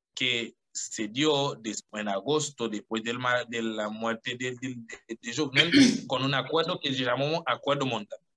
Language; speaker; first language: Spanish; non-native, fluent; Haitian Creole